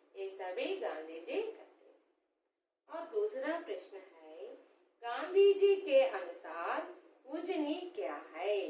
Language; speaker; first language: Hindi; non-native, local second language; Telugu